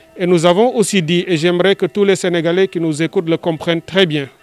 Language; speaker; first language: French; non-native, local second language; Wolof